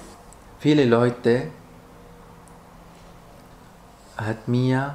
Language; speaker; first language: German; non-native, learner; Arabic